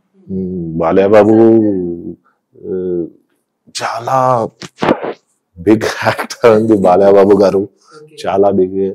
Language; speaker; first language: Telugu; non-native, local second language; Hindi